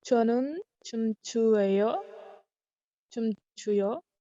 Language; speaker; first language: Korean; non-native, learner; Spanish